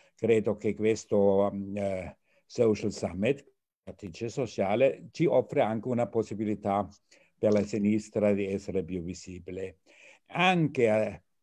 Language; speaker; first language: Italian; non-native, fluent; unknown